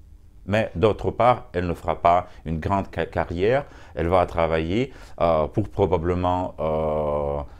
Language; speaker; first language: French; non-native, fluent; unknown